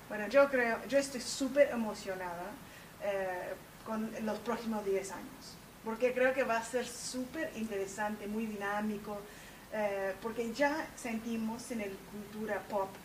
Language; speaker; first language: Spanish; early bilingual, heritage; Spanish